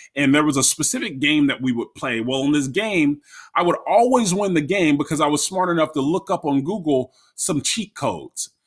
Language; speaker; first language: English; native; English